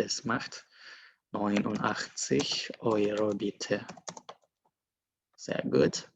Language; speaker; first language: German; non-native, fluent; Indonesian